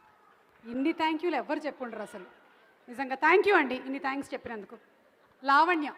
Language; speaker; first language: Telugu; native; Telugu